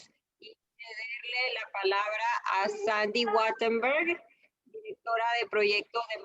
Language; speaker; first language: Spanish; native; Spanish